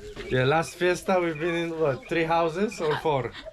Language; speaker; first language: English; non-native, fluent; Polish